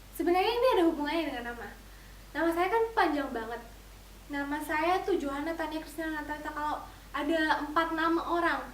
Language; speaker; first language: Indonesian; native; Indonesian